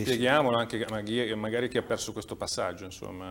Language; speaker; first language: Italian; native; Italian